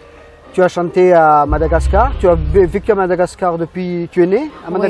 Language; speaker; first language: French; native; French